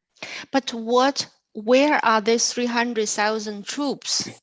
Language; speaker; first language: English; non-native, fluent; Chinese